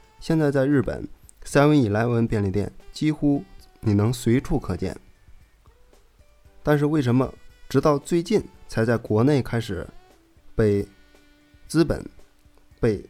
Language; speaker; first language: Chinese; native; Chinese